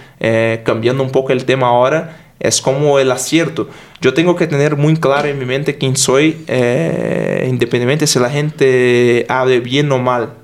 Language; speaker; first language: Spanish; non-native, fluent; Portuguese